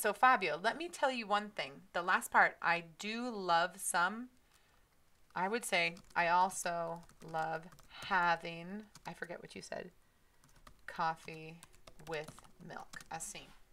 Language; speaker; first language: English; native; English